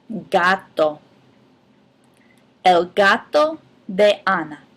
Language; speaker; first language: Spanish; non-native, fluent; English